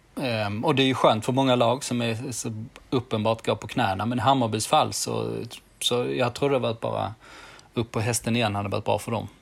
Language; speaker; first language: Swedish; native; Swedish